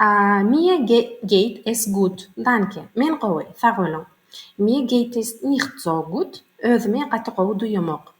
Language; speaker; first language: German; non-native, learner; Turkmen